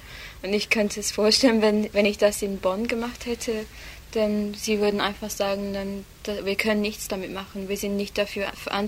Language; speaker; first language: German; non-native, learner; English